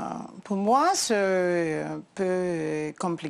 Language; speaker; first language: French; non-native, learner; English